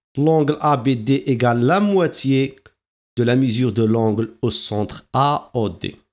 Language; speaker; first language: French; non-native, local second language; Arabic